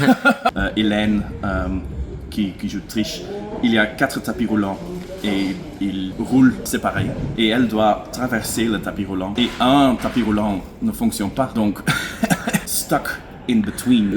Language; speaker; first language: French; non-native, local second language; Dutch